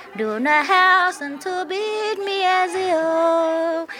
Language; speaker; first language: English; non-native, learner; Vietnamese